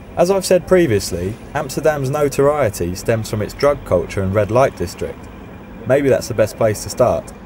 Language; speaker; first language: English; native; English